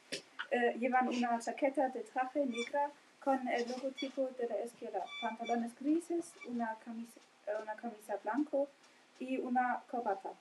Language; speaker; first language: Spanish; non-native, learner; German